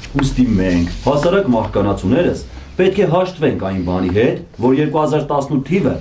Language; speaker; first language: Armenian; native; Armenian